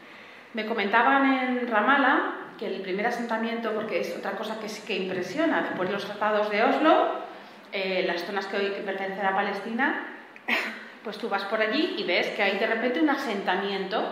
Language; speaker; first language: Spanish; native; Spanish